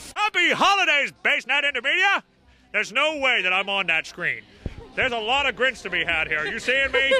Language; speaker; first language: English; native; English